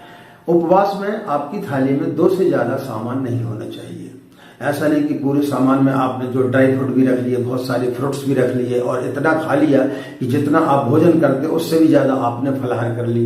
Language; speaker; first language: Hindi; native; Hindi